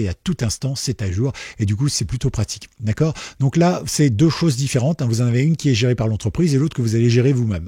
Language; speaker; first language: French; native; French